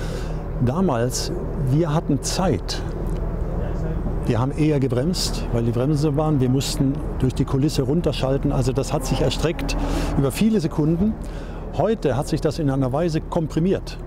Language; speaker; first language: German; native; German